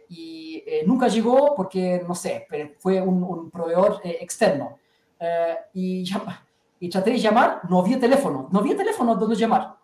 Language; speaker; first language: Spanish; early bilingual, heritage; Spanish